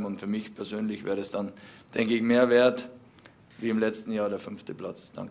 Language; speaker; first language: German; native; German